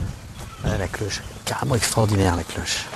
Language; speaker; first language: French; native; French